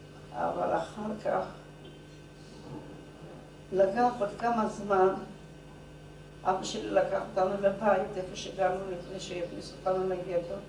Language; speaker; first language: Hebrew; non-native, fluent; Hungarian